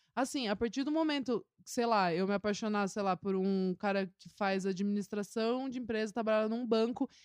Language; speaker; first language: Portuguese; native; Portuguese